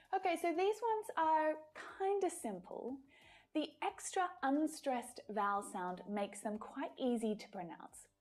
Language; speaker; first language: English; native; English